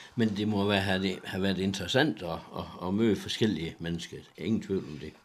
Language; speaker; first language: Danish; native; Danish